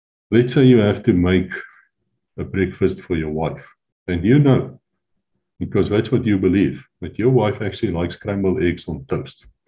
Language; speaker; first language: English; non-native, local second language; Afrikaans